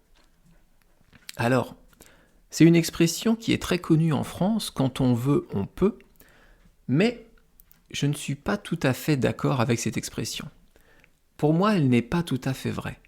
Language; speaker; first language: French; native; French